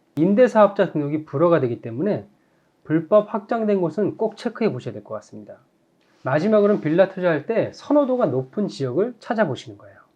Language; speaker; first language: Korean; native; Korean